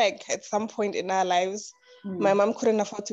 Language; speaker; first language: English; non-native, local second language; Tswana